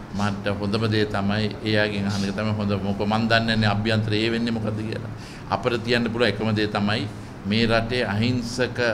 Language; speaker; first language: Sinhala; native; Sinhala